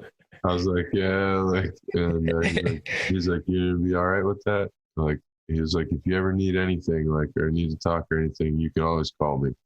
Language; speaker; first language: English; native; English